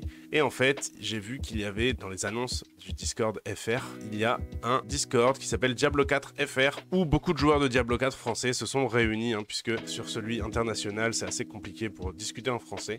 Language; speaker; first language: French; native; French